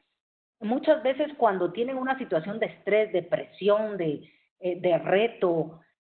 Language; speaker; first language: Spanish; native; Spanish